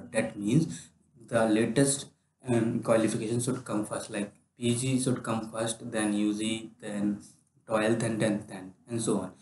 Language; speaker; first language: English; non-native, local second language; Hindi